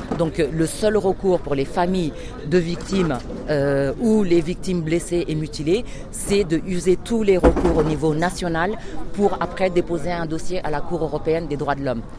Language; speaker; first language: French; early bilingual, other home language; Wolof